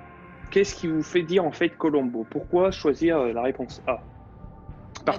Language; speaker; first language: French; native; French